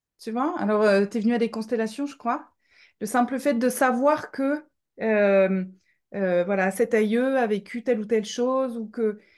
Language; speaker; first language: French; native; French